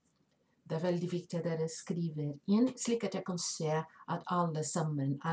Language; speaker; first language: Norwegian; non-native, fluent; Spanish